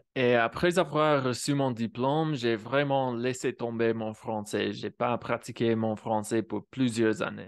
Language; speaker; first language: French; non-native, fluent; English